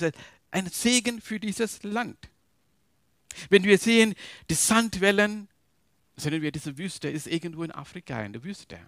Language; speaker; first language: German; non-native, learner; Tamil